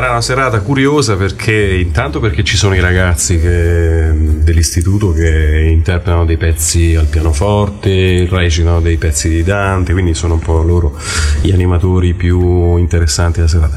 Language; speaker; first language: Italian; native; Italian